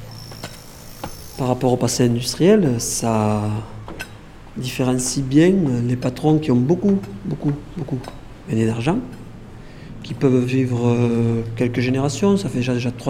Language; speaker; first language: French; native; French